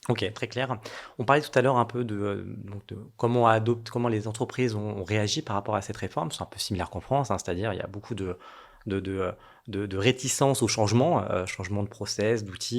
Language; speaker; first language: French; native; French